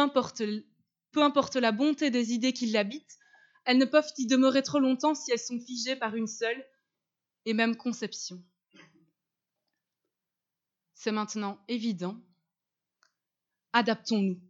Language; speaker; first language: French; native; French